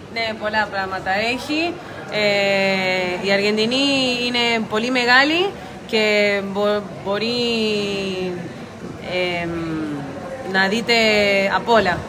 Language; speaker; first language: Greek; early bilingual, heritage; Greek